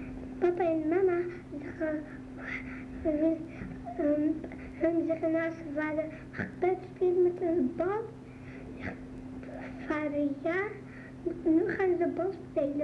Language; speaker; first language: Dutch; early bilingual, other home language; Arabic